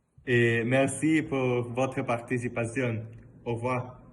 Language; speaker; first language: French; non-native, learner; Spanish